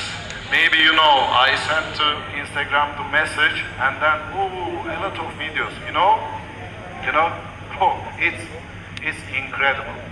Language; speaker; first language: English; non-native, learner; Turkish